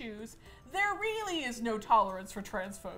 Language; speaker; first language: English; native; English